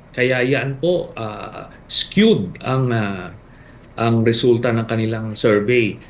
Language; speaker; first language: Filipino; native; Filipino